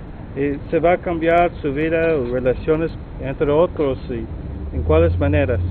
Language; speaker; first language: Spanish; early bilingual, heritage; Spanish